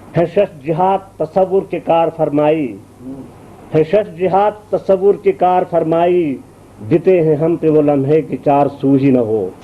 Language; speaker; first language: Urdu; non-native, local second language; Shina